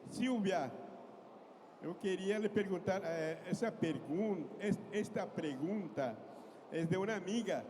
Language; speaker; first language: Portuguese; non-native, fluent; Aymara